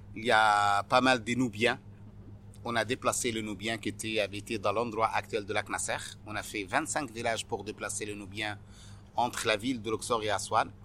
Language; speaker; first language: French; non-native, fluent; Arabic